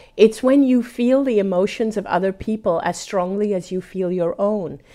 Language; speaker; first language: English; early bilingual, other home language; Hindi